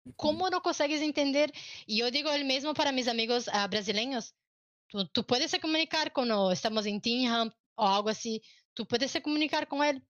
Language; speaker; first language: Spanish; non-native, learner; Portuguese